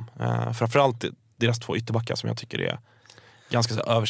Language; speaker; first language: Swedish; native; Swedish